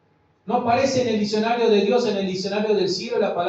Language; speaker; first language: Spanish; native; Spanish